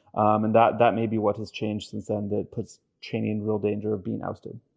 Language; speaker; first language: English; native; English